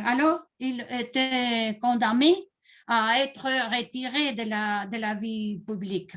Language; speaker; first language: French; non-native, learner; Spanish